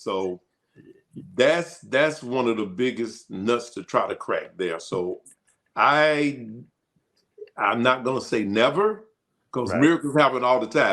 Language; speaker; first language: English; native; English